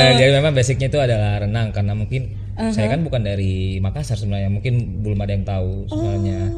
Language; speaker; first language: Indonesian; native; Indonesian